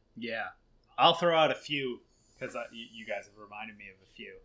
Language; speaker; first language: English; early bilingual, other home language; Hindi